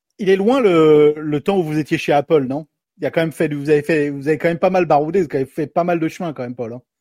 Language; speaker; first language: French; native; French